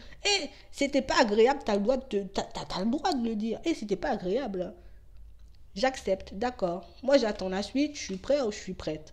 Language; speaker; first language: French; native; French